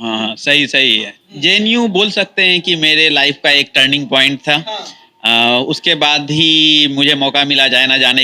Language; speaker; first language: Hindi; native; Hindi